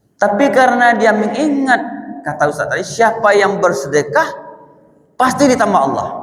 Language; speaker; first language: Malay; non-native, local second language; Minangkabau